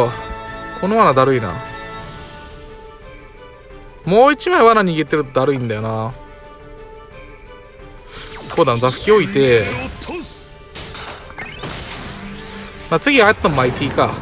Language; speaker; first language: Japanese; native; Japanese